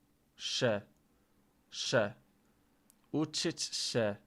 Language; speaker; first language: Polish; non-native, learner; English